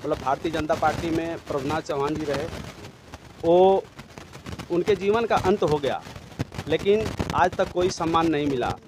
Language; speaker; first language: Hindi; native; Hindi